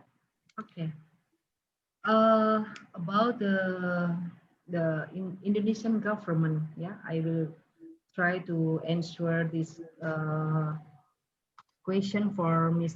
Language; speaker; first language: English; non-native, learner; Indonesian